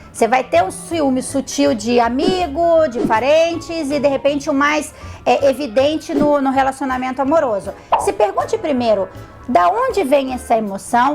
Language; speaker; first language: Portuguese; native; Portuguese